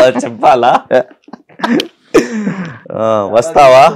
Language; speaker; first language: Telugu; non-native, learner; Hindi